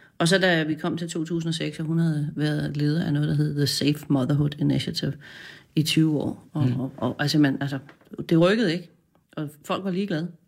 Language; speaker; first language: Danish; native; Danish